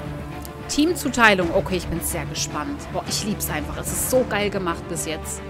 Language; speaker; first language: German; native; German